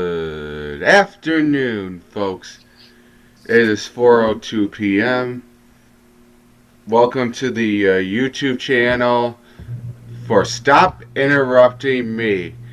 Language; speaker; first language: English; native; English